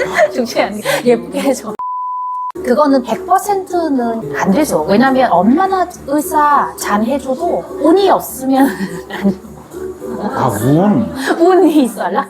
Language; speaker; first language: Korean; non-native, learner; Vietnamese